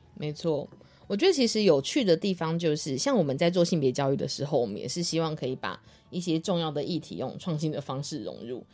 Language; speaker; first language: Chinese; native; Chinese